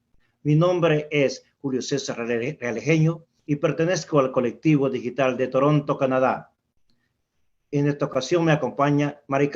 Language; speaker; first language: Spanish; native; Spanish